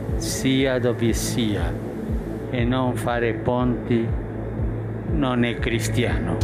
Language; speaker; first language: Italian; non-native, fluent; Spanish